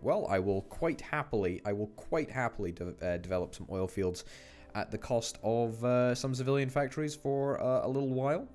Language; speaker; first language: English; native; English